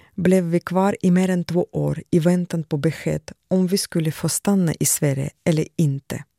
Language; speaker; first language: Swedish; non-native, fluent; Russian